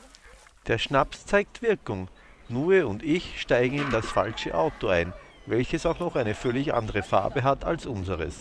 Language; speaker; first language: German; native; German